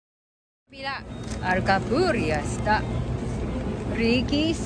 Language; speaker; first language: Spanish; non-native, learner; Japanese